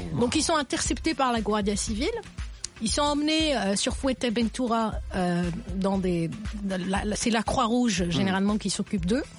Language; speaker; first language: French; non-native, local second language; Arabic